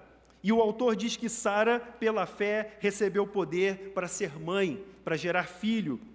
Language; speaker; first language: Portuguese; native; Portuguese